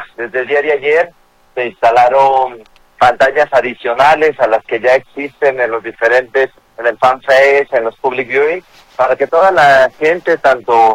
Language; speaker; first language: Spanish; native; Spanish